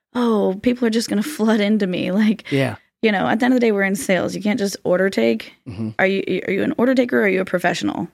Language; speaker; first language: English; native; English